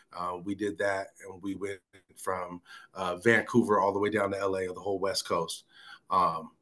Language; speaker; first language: English; native; English